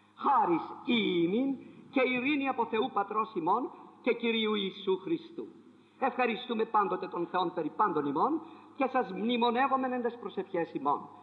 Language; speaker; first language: Greek; non-native, fluent; French